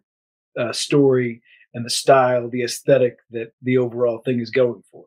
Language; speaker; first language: English; native; English